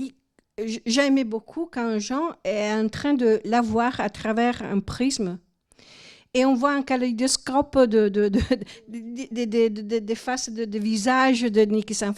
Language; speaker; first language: French; non-native, fluent; Italian